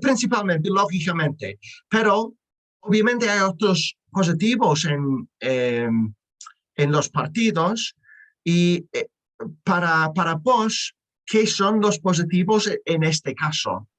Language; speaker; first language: Spanish; non-native, learner; English